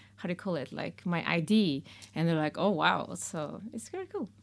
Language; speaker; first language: English; non-native, fluent; Spanish